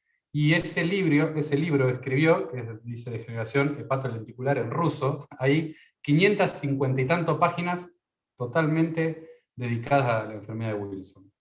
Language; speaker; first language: Spanish; native; Spanish